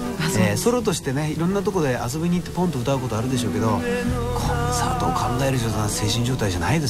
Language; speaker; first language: Japanese; native; Japanese